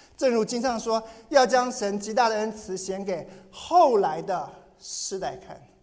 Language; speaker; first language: Chinese; native; Chinese